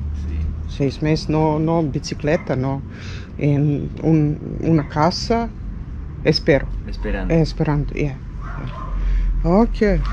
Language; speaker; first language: Spanish; non-native, learner; Serbian